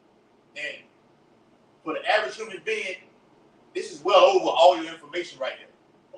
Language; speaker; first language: English; native; English